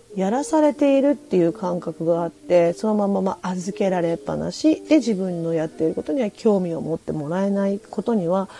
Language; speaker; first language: Japanese; native; Japanese